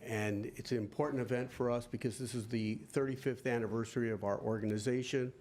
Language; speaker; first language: English; early bilingual, other home language; Armenian